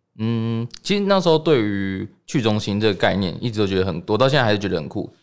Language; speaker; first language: Chinese; native; Chinese